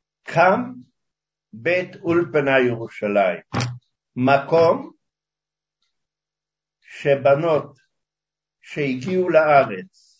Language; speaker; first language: Hebrew; early bilingual, other home language; Hungarian